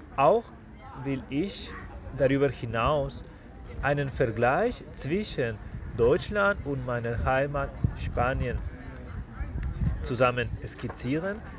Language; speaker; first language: German; non-native, fluent; Spanish